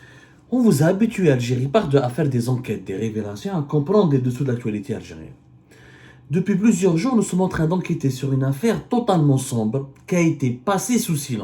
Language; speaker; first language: French; non-native, local second language; Arabic